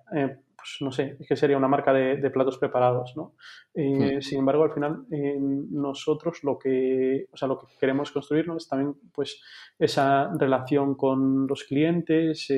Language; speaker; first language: Spanish; native; Spanish